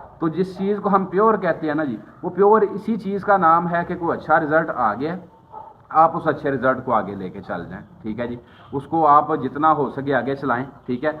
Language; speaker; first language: Urdu; non-native, local second language; Punjabi